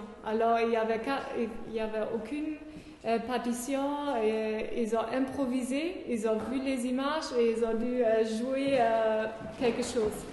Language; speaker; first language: French; non-native, fluent; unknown